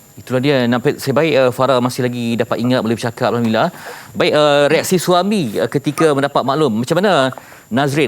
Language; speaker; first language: Malay; native; Malay